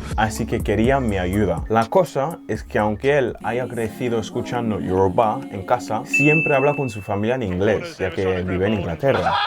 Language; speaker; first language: Spanish; non-native, fluent; English